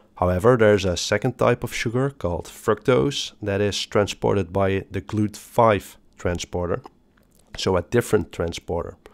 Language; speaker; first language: English; non-native, fluent; Dutch